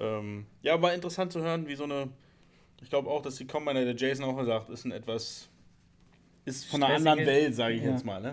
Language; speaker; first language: German; native; German